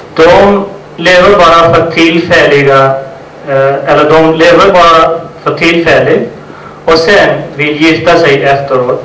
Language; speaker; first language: Swedish; non-native, fluent; Urdu